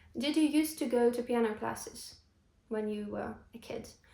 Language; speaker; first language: English; non-native, fluent; Ukrainian